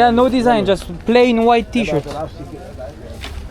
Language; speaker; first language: English; non-native, learner; French